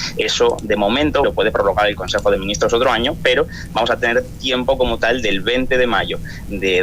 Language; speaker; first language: Spanish; native; Spanish